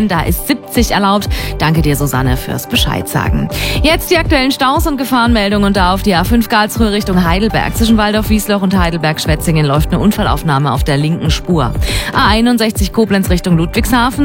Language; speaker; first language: German; native; German